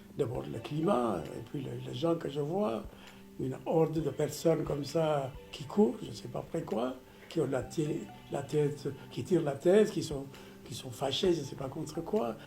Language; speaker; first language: French; non-native, fluent; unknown